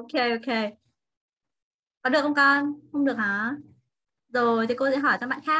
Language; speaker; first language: Vietnamese; native; Vietnamese